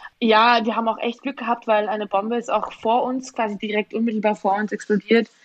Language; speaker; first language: German; early bilingual, other home language; Georgian